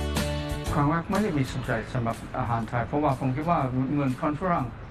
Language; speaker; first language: Thai; non-native, fluent; English